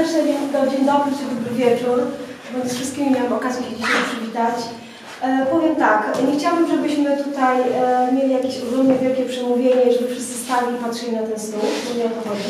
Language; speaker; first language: Polish; native; Polish